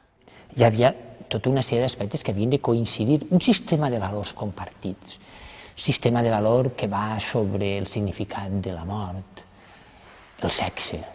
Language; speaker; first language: Catalan; native; Catalan